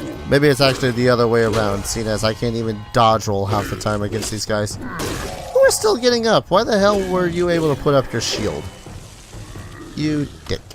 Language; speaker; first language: English; native; English